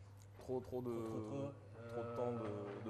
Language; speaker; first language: French; native; French